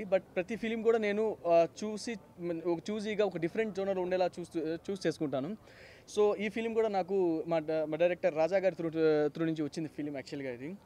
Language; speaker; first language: Telugu; native; Telugu